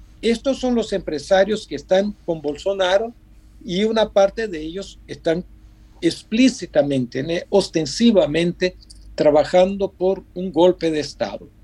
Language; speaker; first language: Spanish; non-native, fluent; Portuguese